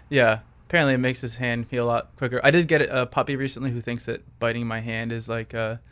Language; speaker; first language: English; native; English